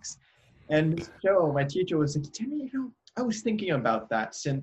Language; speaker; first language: English; native; English